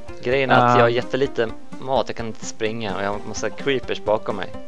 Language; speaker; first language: Swedish; native; Swedish